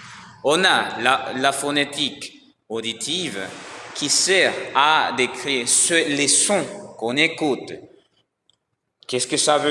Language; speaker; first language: French; non-native, learner; Spanish